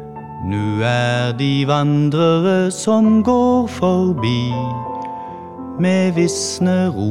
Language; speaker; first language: Norwegian; native; Norwegian